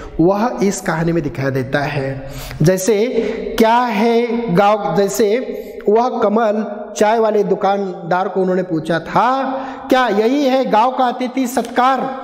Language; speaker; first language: Hindi; non-native, local second language; Marathi